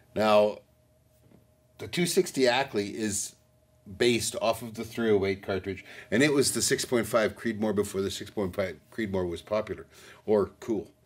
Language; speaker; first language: English; native; English